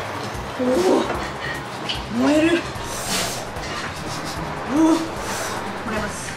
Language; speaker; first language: Japanese; native; Japanese